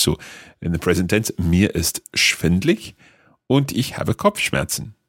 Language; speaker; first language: German; non-native, learner; English